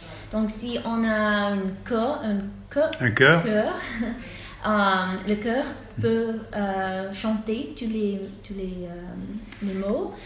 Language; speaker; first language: French; non-native, fluent; English